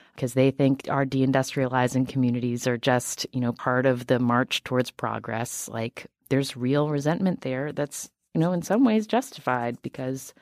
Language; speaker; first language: English; native; English